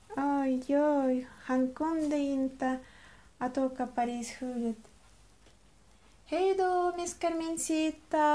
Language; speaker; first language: Swedish; non-native, learner; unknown